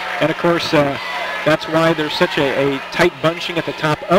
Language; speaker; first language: English; native; English